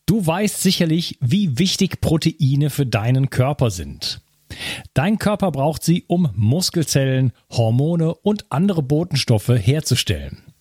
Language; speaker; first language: German; native; German